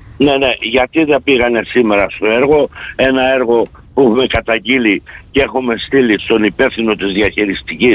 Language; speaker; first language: Greek; native; Greek